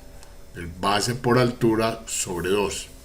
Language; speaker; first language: Spanish; native; Spanish